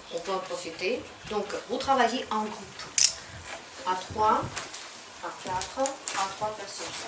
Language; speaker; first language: French; non-native, fluent; Ukrainian